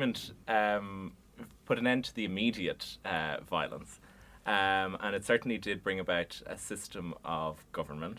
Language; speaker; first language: English; native; English